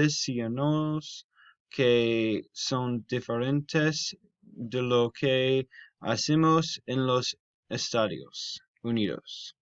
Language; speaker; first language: Spanish; non-native, learner; English